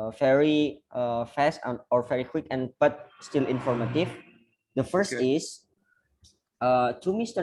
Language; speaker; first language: English; non-native, learner; Indonesian